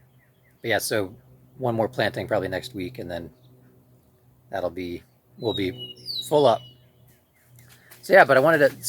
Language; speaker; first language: English; native; English